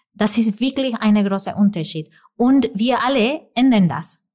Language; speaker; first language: German; non-native, fluent; English